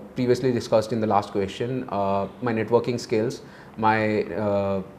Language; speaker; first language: English; non-native, local second language; Hindi